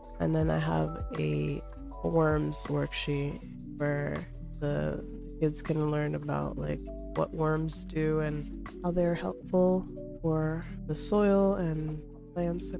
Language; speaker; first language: English; native; English